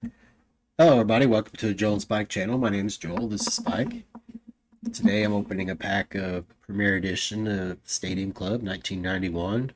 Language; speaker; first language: English; native; English